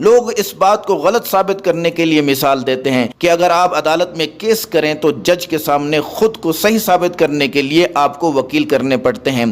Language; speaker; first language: Urdu; native; Urdu